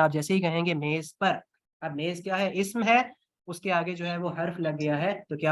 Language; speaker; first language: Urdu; non-native, local second language; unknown